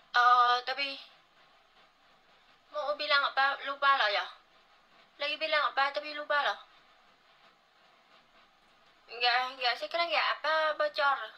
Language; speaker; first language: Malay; non-native, learner; Vietnamese